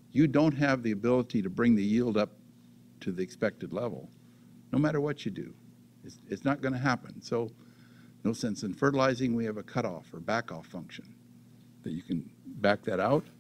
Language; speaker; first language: English; native; English